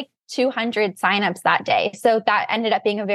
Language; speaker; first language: English; native; English